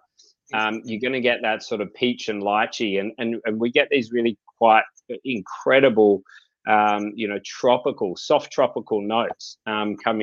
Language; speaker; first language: English; native; English